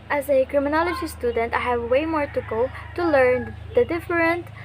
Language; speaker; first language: English; non-native, local second language; Filipino